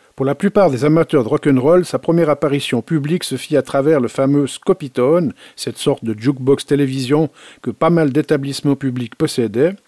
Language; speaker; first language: French; native; French